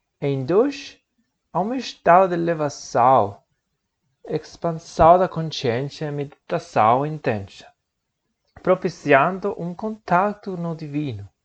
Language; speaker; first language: Portuguese; non-native, learner; Spanish